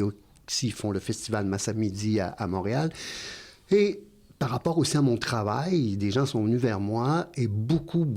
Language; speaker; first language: French; native; French